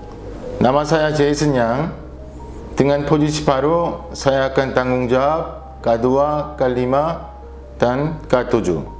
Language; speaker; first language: Indonesian; non-native, learner; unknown